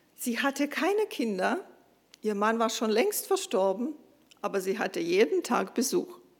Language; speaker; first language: German; non-native, fluent; Croatian